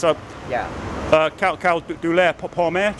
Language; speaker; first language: Thai; non-native, learner; English